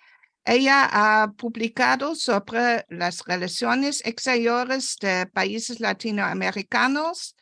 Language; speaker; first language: Spanish; non-native, fluent; German